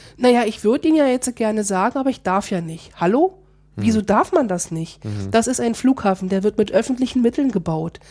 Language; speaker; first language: German; native; German